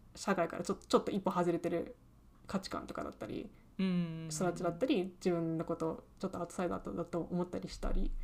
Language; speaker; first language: Japanese; early bilingual, heritage; Japanese